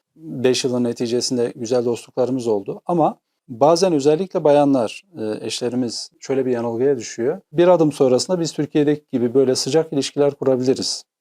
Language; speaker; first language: Turkish; native; Turkish